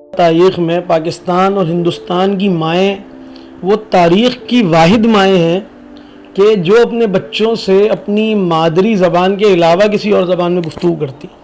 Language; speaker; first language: Urdu; native; Urdu